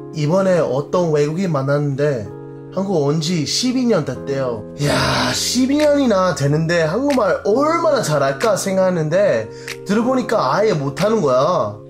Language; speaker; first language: Korean; non-native, fluent; English